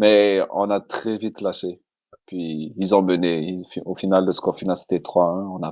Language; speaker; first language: French; non-native, local second language; Malagasy